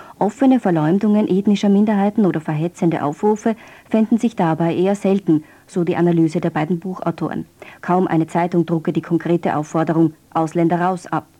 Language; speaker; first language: German; native; German